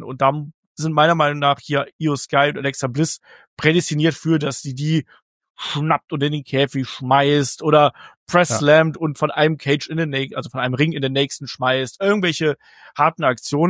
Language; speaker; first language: German; native; German